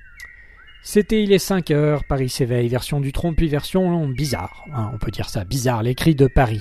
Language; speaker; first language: French; native; French